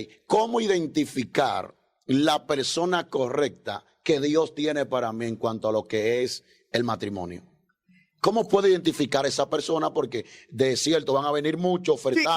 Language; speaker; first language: Spanish; native; Spanish